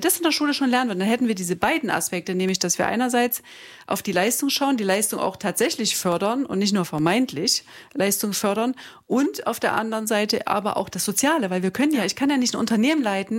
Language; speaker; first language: German; native; German